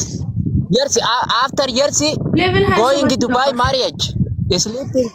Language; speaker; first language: English; non-native, learner; Oromo